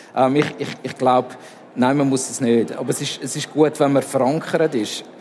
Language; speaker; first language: German; native; German